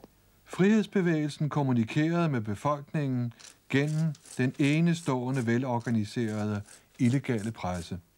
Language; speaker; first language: Danish; native; Danish